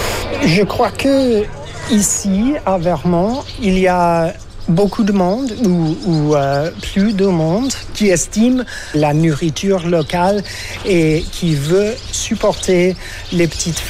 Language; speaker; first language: French; non-native, fluent; English